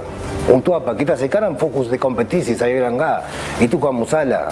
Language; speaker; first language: Indonesian; non-native, local second language; Spanish